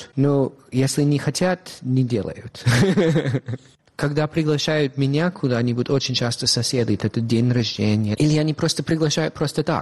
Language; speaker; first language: Russian; non-native, fluent; English